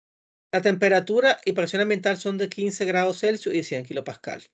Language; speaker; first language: Spanish; native; Spanish